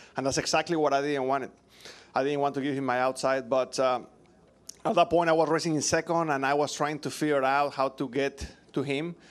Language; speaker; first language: English; non-native, fluent; Spanish